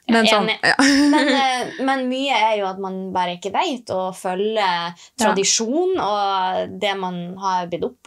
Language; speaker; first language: Norwegian; native; Norwegian